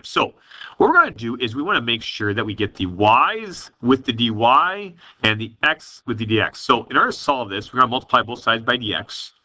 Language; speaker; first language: English; native; English